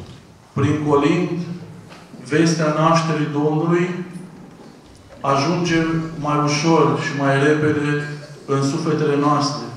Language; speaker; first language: Romanian; native; Romanian